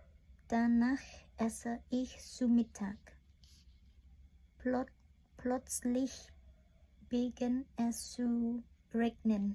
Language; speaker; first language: German; non-native, learner; Khmer